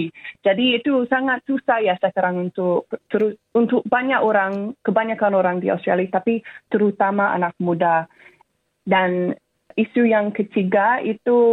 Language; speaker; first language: Indonesian; non-native, fluent; English